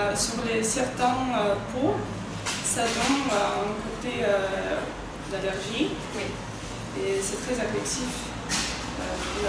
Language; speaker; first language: French; non-native, fluent; Russian